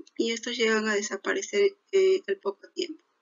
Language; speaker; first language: Spanish; native; Spanish